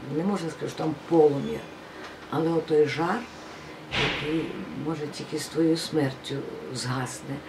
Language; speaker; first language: Ukrainian; non-native, local second language; Russian